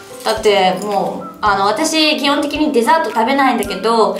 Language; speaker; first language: Japanese; non-native, fluent; English